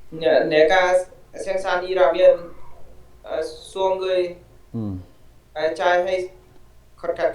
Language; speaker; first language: Korean; non-native, learner; Vietnamese